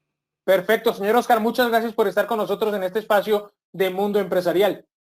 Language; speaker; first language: Spanish; native; Spanish